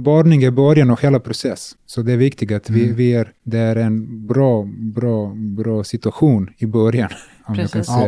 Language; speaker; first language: Swedish; non-native, learner; Serbian